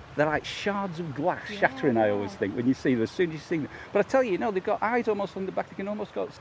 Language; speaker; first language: English; native; English